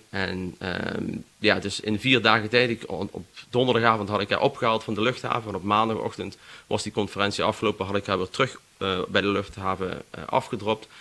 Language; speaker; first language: Dutch; native; Dutch